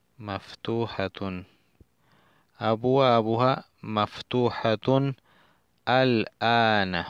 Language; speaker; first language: Arabic; non-native, learner; Spanish